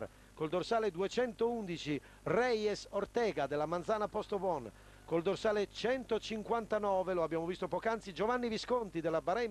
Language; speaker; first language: Italian; native; Italian